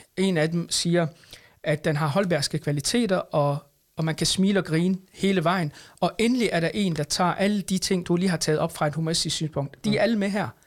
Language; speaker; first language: Danish; early bilingual, other home language; Arabic